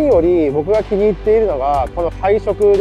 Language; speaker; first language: Japanese; native; Japanese